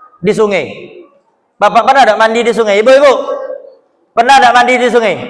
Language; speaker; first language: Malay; native; Malay